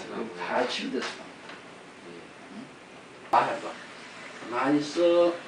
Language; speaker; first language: Korean; native; Korean